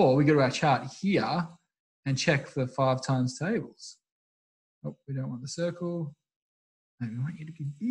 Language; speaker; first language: English; native; English